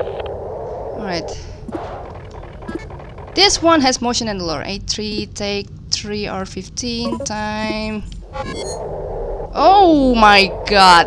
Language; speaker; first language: English; non-native, fluent; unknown